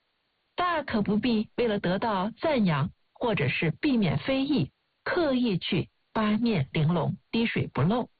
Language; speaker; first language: Chinese; native; Chinese